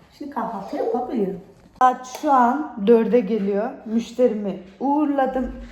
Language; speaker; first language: Turkish; native; Turkish